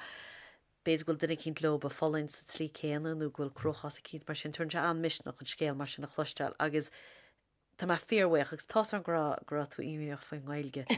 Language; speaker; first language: Irish; native; Irish